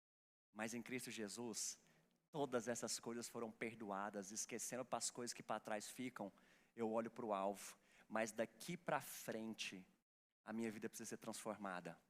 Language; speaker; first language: Portuguese; native; Portuguese